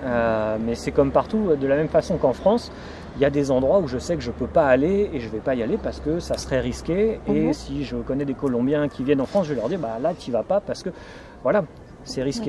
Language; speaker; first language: French; native; French